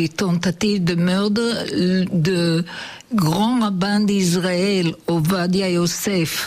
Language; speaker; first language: French; non-native, learner; Hebrew